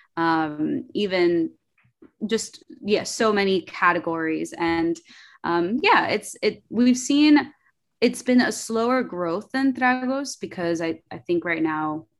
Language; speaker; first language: English; early bilingual, other home language; Spanish